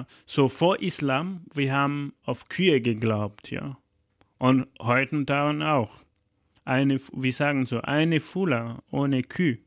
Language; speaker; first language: German; non-native, learner; Fula